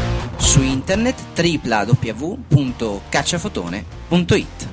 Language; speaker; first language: Italian; native; Italian